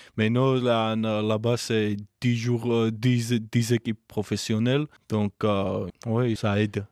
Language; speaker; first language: French; non-native, learner; Georgian